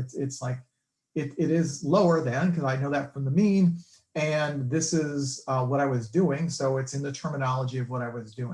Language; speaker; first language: English; native; English